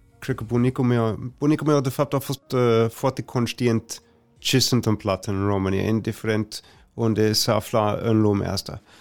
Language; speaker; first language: Romanian; non-native, fluent; English